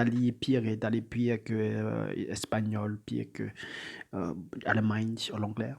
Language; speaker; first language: French; non-native, learner; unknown